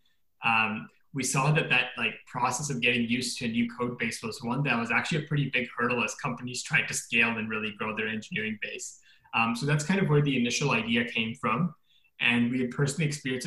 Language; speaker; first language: English; native; English